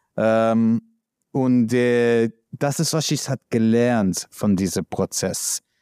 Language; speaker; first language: German; non-native, learner; English